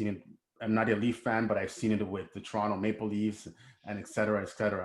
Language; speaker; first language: English; native; English